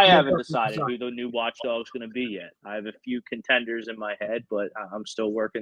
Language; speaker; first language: English; native; English